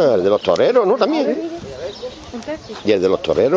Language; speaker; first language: Spanish; native; Spanish